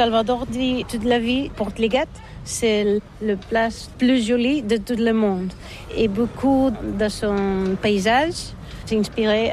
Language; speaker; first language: French; non-native, learner; Catalan